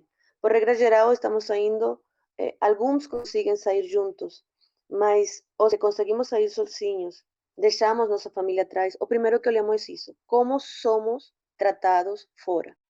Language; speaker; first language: Portuguese; non-native, fluent; Spanish